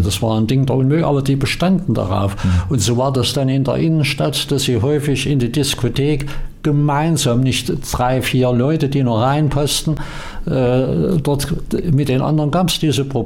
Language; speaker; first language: German; native; German